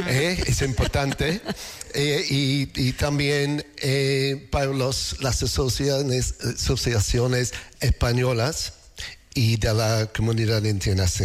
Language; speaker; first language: Spanish; non-native, learner; English